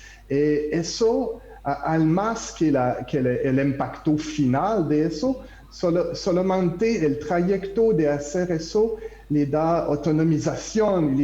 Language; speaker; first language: Spanish; non-native, learner; French